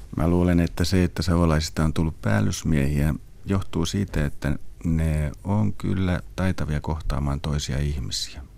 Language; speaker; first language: Finnish; native; Finnish